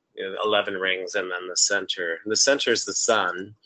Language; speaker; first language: English; native; English